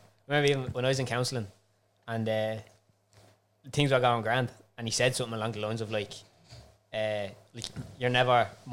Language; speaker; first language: English; native; English